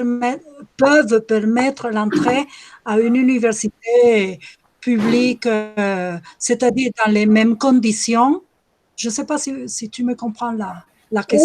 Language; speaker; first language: French; non-native, fluent; Spanish